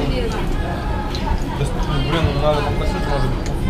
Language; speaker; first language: Russian; native; Russian